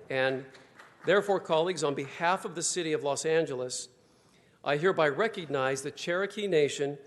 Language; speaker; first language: English; native; English